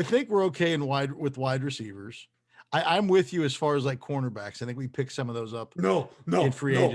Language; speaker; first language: English; native; English